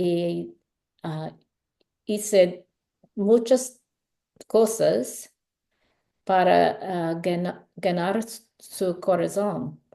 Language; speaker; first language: Spanish; non-native, learner; English